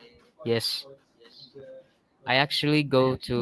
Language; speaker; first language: English; non-native, learner; Indonesian